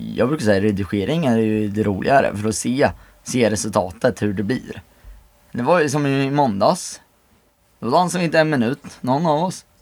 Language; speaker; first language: Swedish; native; Swedish